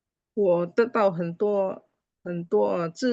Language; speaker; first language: Chinese; non-native, learner; Indonesian